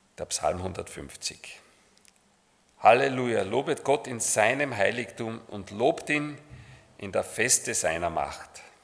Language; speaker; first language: German; native; German